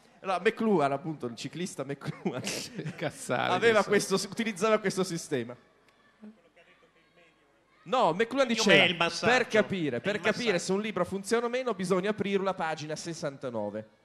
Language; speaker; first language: Italian; native; Italian